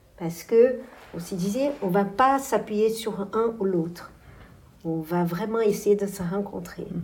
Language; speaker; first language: French; non-native, fluent; Portuguese